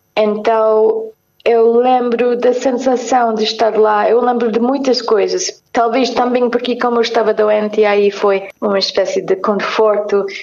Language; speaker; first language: Portuguese; non-native, fluent; English